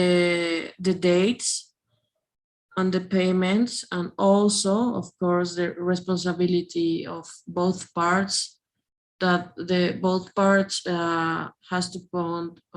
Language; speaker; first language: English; non-native, learner; Spanish